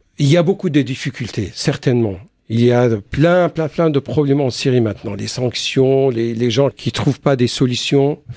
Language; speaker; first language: French; non-native, fluent; Arabic